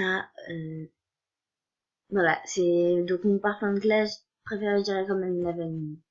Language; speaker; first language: French; native; French